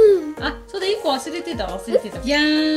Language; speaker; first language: Japanese; native; Japanese